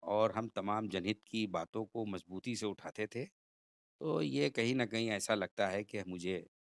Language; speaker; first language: Hindi; native; Hindi